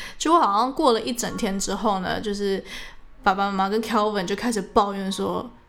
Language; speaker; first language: Chinese; early bilingual, heritage; Chinese